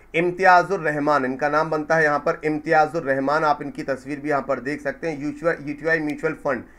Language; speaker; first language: Hindi; native; Hindi